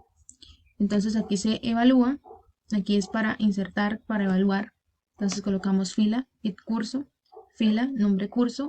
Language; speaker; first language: Spanish; native; Spanish